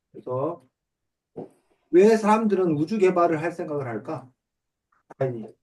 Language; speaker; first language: Korean; native; Korean